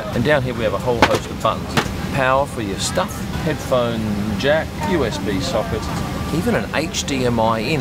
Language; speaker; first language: English; native; English